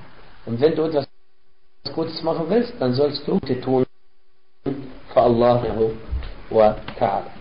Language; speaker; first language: German; non-native, fluent; Arabic